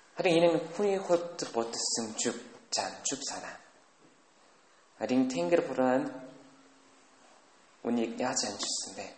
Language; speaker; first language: Mongolian; non-native, fluent; Korean